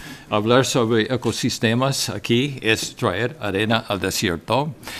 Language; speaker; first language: Spanish; non-native, fluent; English